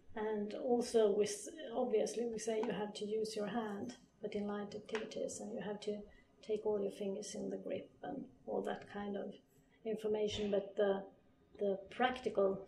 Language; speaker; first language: English; non-native, fluent; Polish